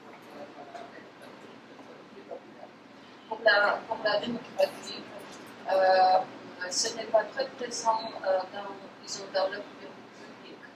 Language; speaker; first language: French; non-native, fluent; Polish